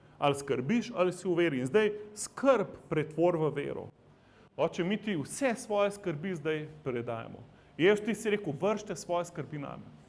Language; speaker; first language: Slovenian; native; Slovenian